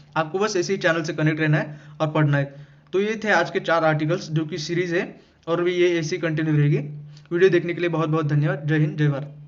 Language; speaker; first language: Hindi; non-native, local second language; Marathi